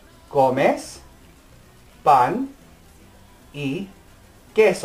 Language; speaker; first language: Spanish; non-native, fluent; English